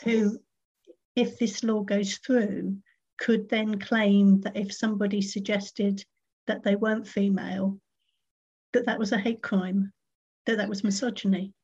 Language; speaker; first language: English; native; English